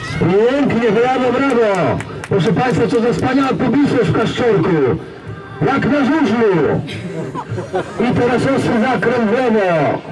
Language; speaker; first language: Polish; native; Polish